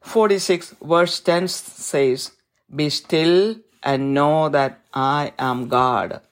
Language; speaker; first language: English; non-native, local second language; Malayalam